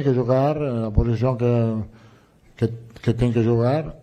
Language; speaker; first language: Portuguese; non-native, learner; Italian